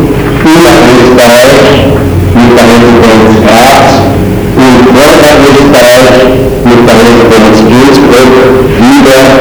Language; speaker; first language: German; native; German